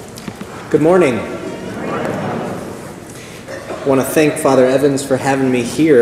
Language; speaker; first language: English; native; English